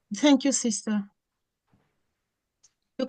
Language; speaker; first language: English; non-native, learner; French